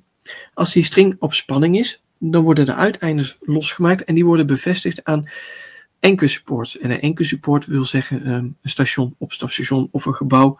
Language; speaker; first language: Dutch; native; Dutch